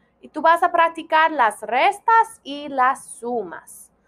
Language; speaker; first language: Spanish; non-native, fluent; English